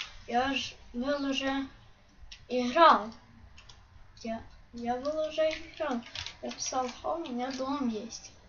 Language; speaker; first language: Russian; non-native, local second language; Ukrainian